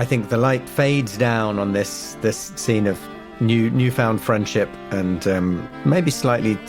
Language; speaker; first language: English; native; English